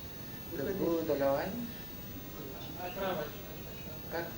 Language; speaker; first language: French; non-native, fluent; Russian